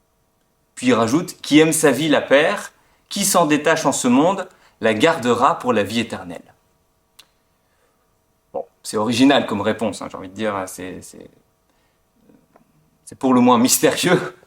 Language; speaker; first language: French; native; French